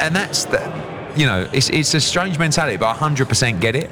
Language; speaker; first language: English; native; English